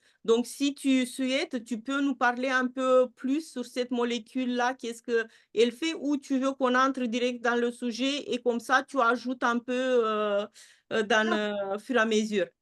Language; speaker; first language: French; non-native, fluent; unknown